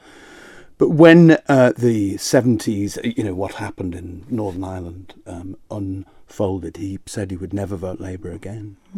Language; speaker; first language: English; native; English